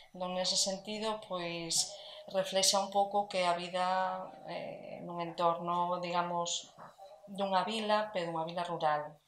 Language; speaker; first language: Galician; native; Galician